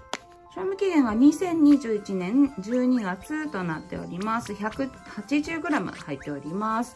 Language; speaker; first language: Japanese; native; Japanese